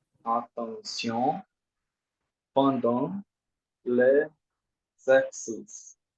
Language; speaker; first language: French; non-native, learner; Portuguese